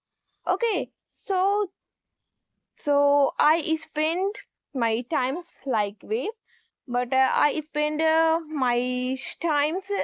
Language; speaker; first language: English; non-native, learner; Hindi